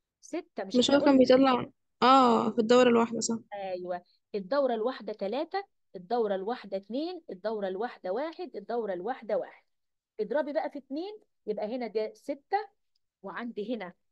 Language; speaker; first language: Arabic; native; Arabic